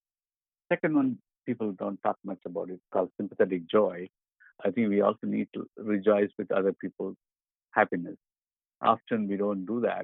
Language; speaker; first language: English; non-native, local second language; Tamil